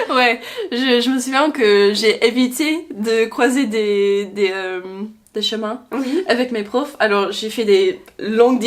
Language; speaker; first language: French; non-native, fluent; English